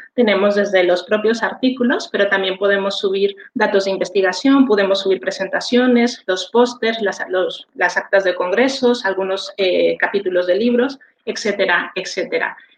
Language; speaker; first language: Spanish; native; Spanish